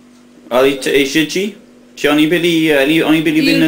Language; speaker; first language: Polish; non-native, learner; English